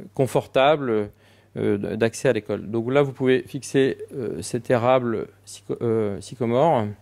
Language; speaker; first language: French; native; French